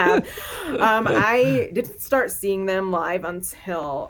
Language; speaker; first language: English; native; English